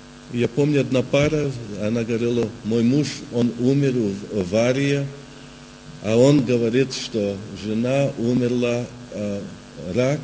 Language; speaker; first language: Russian; early bilingual, heritage; Russian